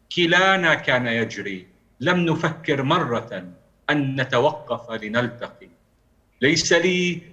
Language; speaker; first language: Arabic; native; Arabic